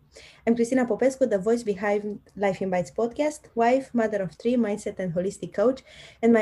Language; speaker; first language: English; non-native, fluent; Romanian